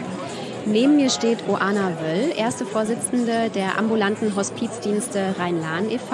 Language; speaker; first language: German; native; German